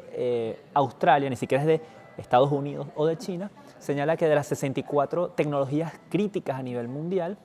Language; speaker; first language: Spanish; native; Spanish